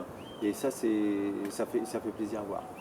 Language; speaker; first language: French; native; French